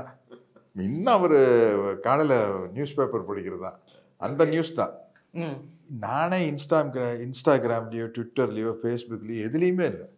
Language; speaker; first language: Tamil; native; Tamil